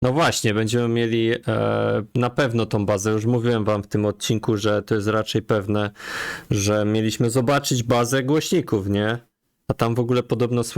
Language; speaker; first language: Polish; native; Polish